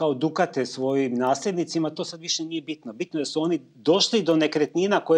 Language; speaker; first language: Croatian; native; Croatian